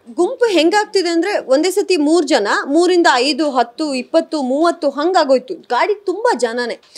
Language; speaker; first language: Kannada; native; Kannada